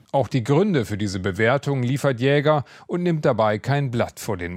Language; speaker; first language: German; native; German